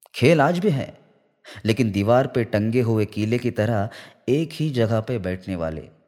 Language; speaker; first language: Hindi; non-native, local second language; Marathi